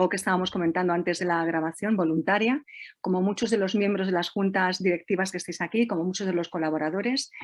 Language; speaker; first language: Spanish; native; Spanish